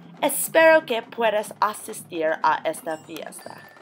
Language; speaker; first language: Spanish; non-native, learner; English